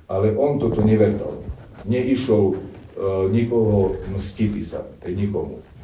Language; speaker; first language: Slovak; non-native, local second language; Rusyn